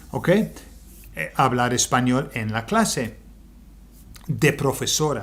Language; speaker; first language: Spanish; non-native, fluent; English